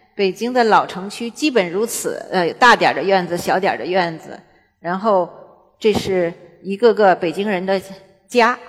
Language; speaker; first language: Chinese; native; Chinese